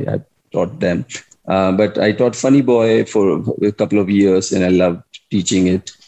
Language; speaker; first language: English; non-native, local second language; Hindi